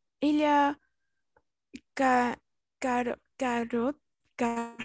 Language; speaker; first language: French; non-native, learner; Spanish